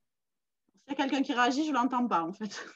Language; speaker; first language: French; native; French